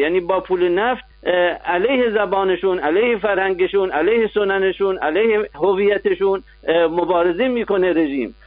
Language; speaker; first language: Persian; non-native, local second language; Arabic